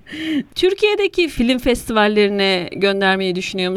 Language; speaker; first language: Turkish; native; Turkish